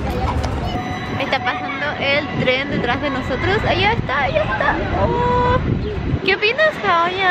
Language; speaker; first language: Spanish; native; Spanish